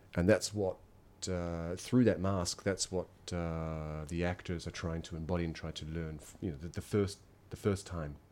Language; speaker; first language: English; native; English